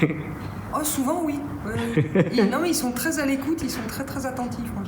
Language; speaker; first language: French; native; French